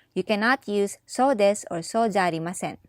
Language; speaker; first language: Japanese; non-native, fluent; English